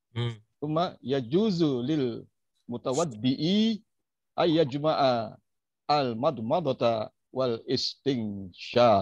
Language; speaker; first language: Arabic; non-native, learner; Indonesian